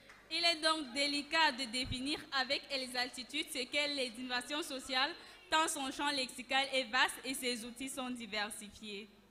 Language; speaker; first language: French; non-native, local second language; Sango